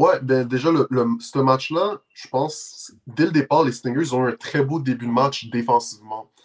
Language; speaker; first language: French; native; French